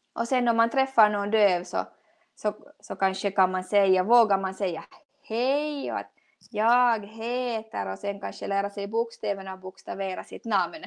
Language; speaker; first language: Swedish; native; Swedish